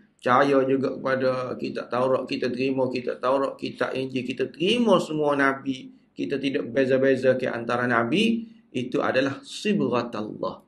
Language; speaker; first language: Malay; native; Malay